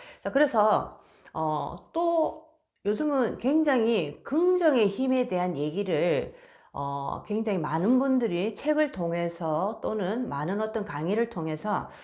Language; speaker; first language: Korean; native; Korean